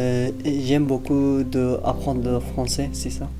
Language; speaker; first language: French; non-native, learner; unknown